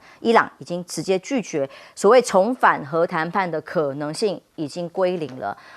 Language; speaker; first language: Chinese; native; Chinese